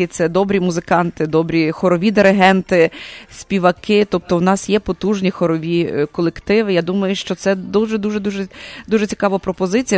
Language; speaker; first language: Ukrainian; native; Ukrainian